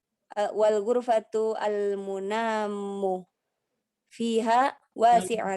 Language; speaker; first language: Arabic; non-native, learner; Indonesian